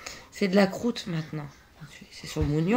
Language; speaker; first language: French; native; French